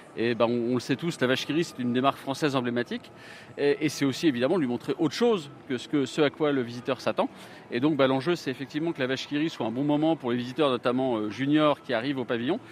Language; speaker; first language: French; native; French